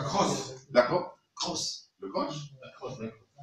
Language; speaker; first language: French; non-native, fluent; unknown